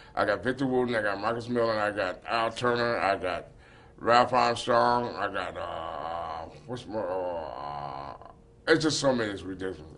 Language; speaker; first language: English; native; English